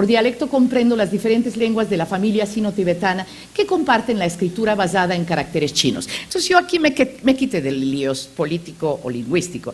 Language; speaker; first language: Spanish; non-native, fluent; Macedonian